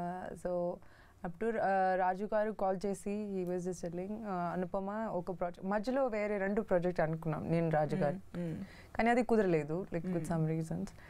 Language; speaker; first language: Telugu; non-native, fluent; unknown